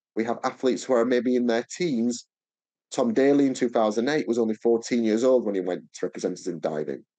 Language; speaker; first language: English; native; English